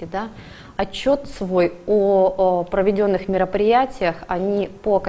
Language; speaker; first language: Russian; native; Russian